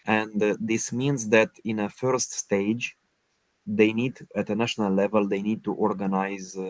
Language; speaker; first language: English; non-native, fluent; Romanian